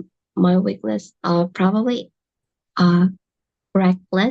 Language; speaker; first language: English; non-native, learner; Indonesian